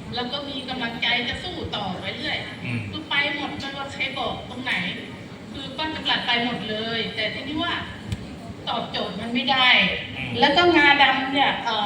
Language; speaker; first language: Thai; native; Thai